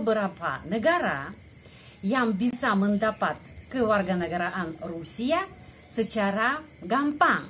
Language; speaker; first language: Indonesian; non-native, fluent; Russian